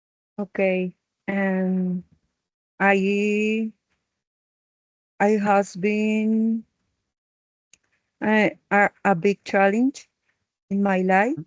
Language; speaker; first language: English; non-native, learner; Spanish